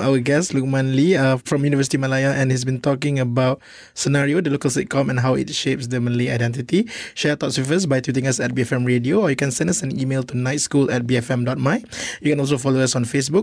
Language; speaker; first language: English; non-native, local second language; Malay